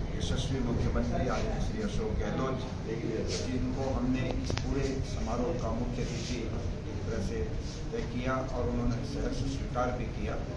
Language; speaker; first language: Hindi; native; Hindi